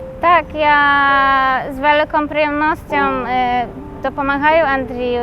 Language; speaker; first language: Ukrainian; non-native, learner; Polish